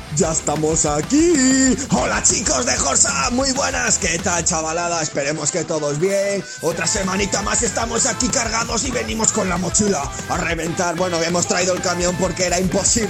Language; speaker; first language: Spanish; native; Spanish